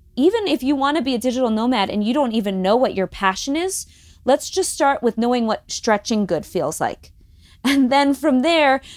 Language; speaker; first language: English; native; English